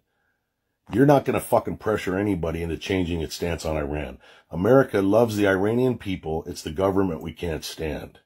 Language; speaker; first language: English; native; English